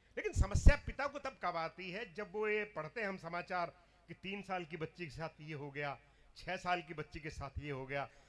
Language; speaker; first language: Hindi; non-native, local second language; Punjabi